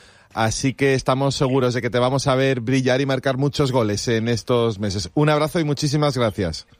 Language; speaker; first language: Spanish; native; Spanish